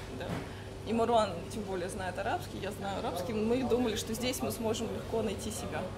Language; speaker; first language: Russian; native; Russian